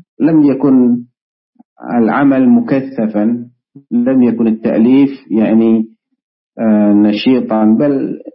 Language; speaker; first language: Arabic; non-native, fluent; Indonesian